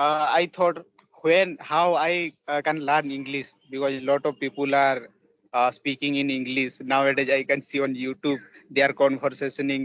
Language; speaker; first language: English; non-native, learner; Odia